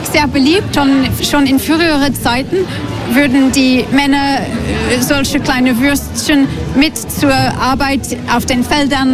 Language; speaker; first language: German; non-native, fluent; English